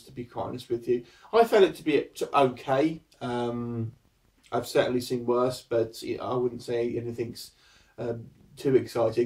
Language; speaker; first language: English; native; English